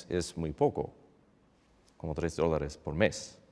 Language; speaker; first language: Spanish; non-native, fluent; English